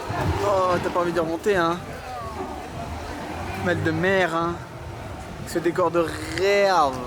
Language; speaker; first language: French; native; French